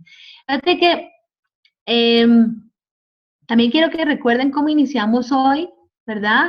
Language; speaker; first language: Spanish; native; Spanish